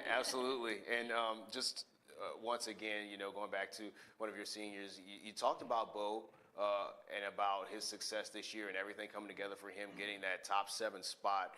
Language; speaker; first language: English; native; English